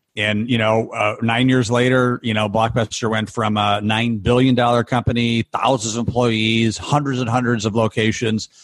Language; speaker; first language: English; native; English